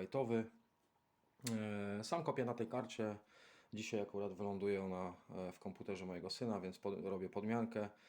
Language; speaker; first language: Polish; native; Polish